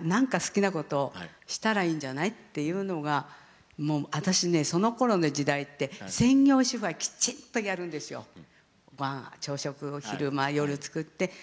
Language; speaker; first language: Japanese; native; Japanese